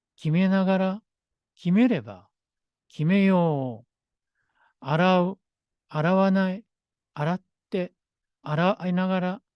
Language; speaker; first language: Japanese; non-native, fluent; Korean